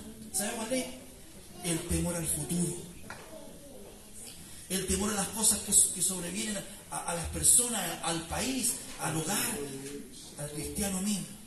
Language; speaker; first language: Spanish; native; Spanish